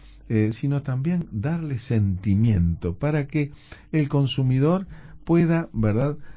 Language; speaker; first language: Spanish; native; Spanish